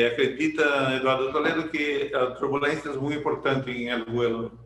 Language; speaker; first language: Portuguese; non-native, learner; Spanish